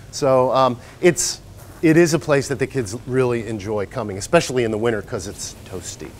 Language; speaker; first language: English; native; English